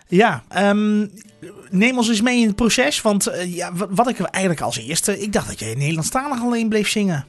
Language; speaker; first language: Dutch; native; Dutch